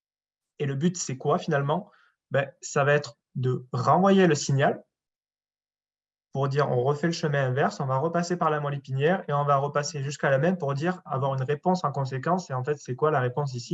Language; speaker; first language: French; native; French